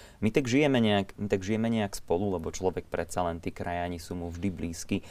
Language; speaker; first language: Slovak; native; Slovak